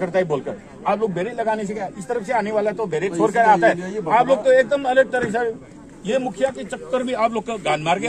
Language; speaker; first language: Hindi; non-native, local second language; Manipuri